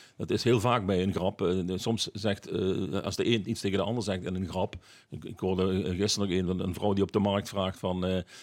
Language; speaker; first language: Dutch; native; Dutch